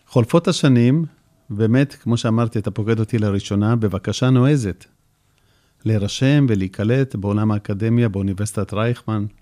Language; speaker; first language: Hebrew; native; Hebrew